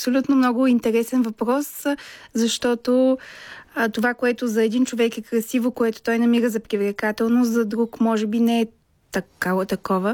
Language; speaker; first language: Bulgarian; native; Bulgarian